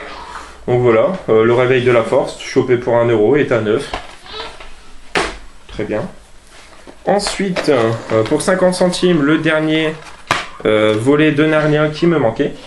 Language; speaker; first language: French; native; French